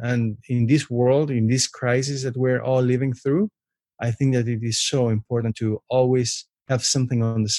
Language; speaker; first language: English; non-native, fluent; Spanish